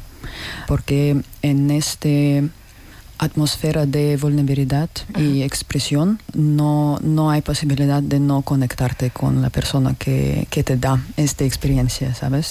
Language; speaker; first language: Spanish; non-native, learner; Russian